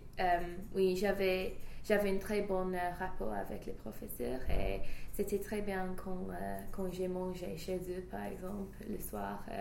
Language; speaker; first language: French; non-native, fluent; English